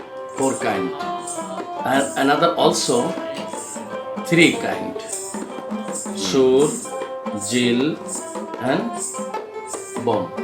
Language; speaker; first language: English; non-native, learner; Bangla